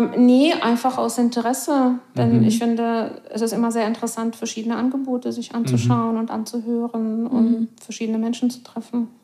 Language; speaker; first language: German; non-native, fluent; Russian